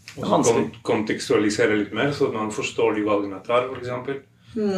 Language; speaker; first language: Norwegian; non-native, fluent; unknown